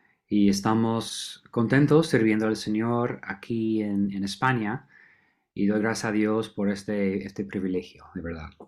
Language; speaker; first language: Spanish; non-native, fluent; English